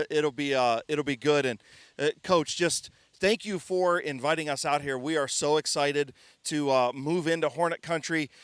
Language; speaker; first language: English; native; English